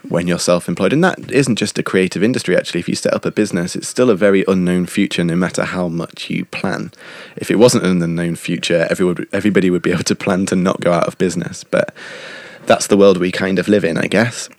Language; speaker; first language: English; native; English